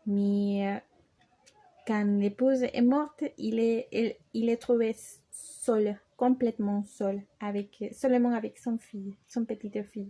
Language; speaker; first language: French; non-native, learner; Spanish